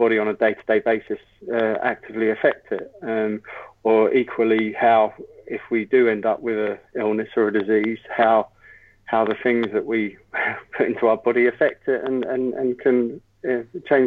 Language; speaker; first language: English; native; English